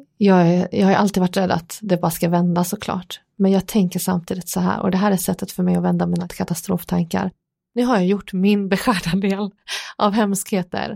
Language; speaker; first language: Swedish; early bilingual, other home language; Persian